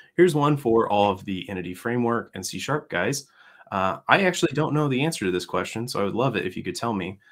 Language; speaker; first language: English; native; English